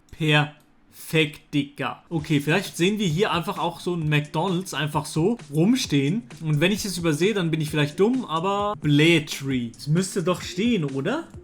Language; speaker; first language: German; native; German